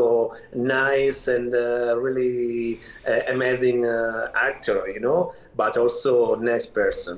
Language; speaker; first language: English; non-native, fluent; Italian